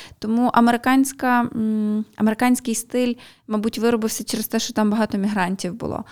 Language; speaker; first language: Ukrainian; native; Ukrainian